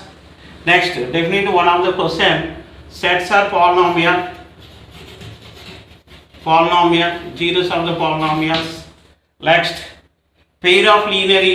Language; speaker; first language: English; non-native, local second language; Telugu